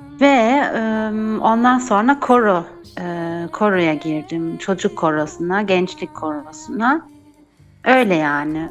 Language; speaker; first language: Turkish; early bilingual, heritage; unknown